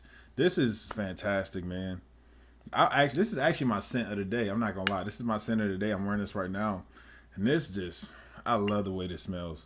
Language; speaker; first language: English; native; English